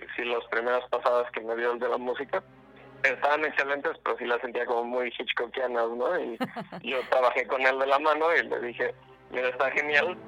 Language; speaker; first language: Spanish; native; Spanish